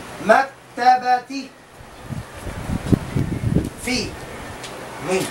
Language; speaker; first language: Arabic; non-native, fluent; Tausug